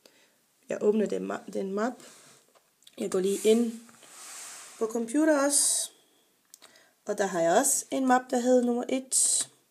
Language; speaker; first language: Danish; non-native, fluent; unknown